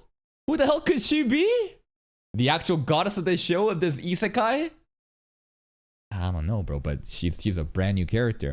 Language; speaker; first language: English; native; English